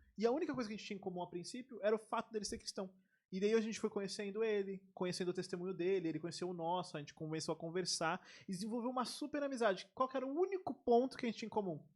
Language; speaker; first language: Portuguese; native; Portuguese